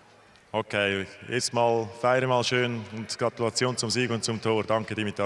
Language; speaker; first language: German; native; German